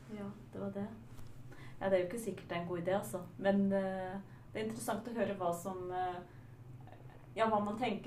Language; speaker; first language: Norwegian; native; Norwegian